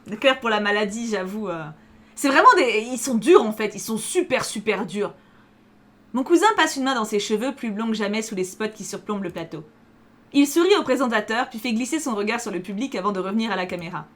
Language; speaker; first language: French; native; French